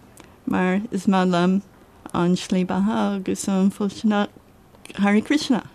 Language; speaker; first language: Irish; non-native, learner; English